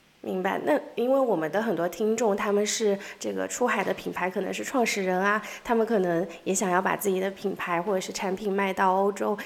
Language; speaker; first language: Chinese; native; Chinese